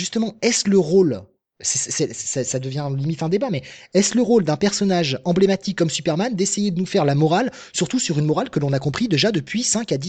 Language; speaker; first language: French; native; French